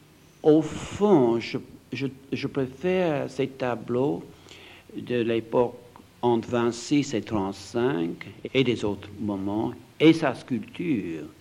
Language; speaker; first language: French; non-native, fluent; English